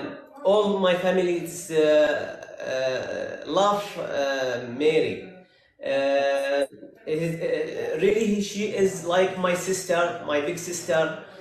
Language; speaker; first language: English; non-native, learner; Arabic